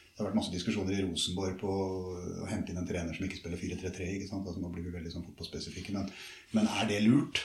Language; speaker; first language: Norwegian; native; Norwegian